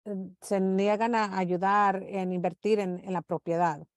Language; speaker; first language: Spanish; early bilingual, heritage; English